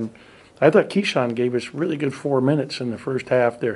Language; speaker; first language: English; native; English